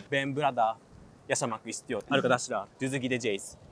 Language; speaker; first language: Turkish; non-native, learner; Japanese